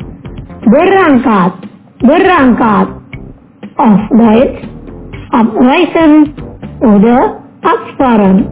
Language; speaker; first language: German; non-native, learner; Indonesian